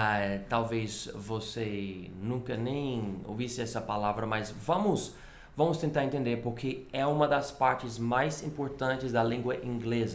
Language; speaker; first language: Portuguese; non-native, fluent; English